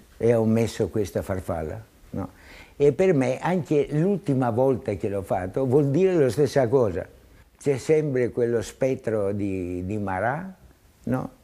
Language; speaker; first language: Italian; non-native, fluent; Greek